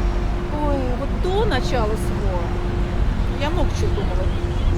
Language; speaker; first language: Russian; native; Russian